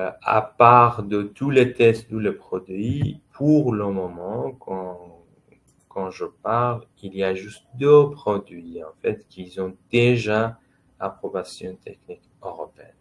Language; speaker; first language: French; non-native, fluent; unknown